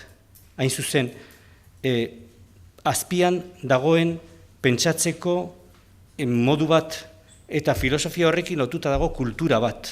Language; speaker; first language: Basque; native; Basque